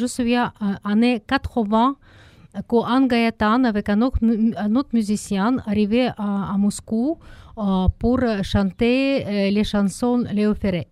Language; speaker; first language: French; non-native, learner; Russian